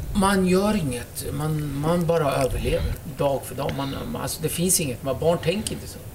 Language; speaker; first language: Swedish; early bilingual, other home language; Kurdish